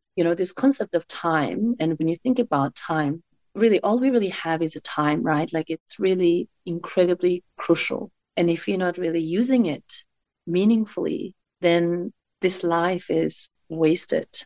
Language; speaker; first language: English; non-native, fluent; Mongolian